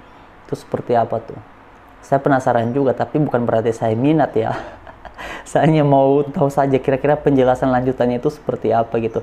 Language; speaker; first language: Indonesian; native; Indonesian